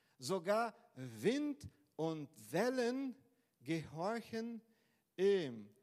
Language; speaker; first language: German; non-native, fluent; Portuguese